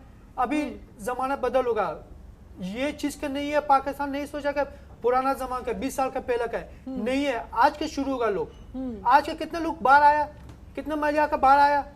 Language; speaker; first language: Hindi; non-native, learner; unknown